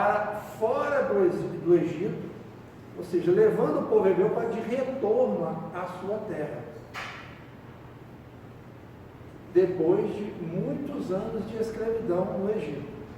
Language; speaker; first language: Portuguese; native; Portuguese